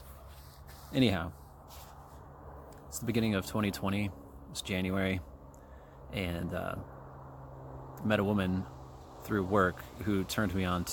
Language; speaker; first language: English; native; English